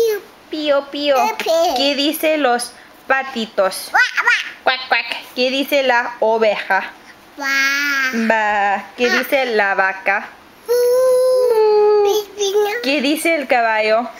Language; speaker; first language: Spanish; non-native, fluent; English